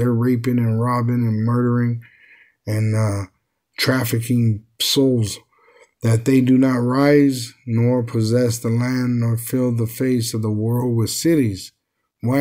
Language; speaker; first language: English; native; English